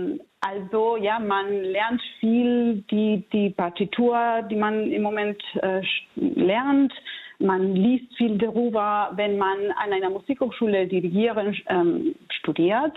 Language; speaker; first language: German; non-native, fluent; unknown